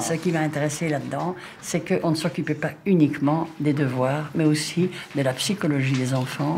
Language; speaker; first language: French; native; French